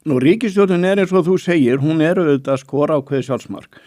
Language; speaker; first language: Icelandic; native; Icelandic